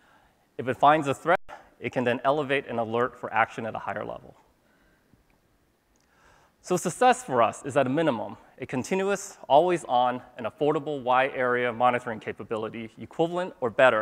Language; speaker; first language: English; native; English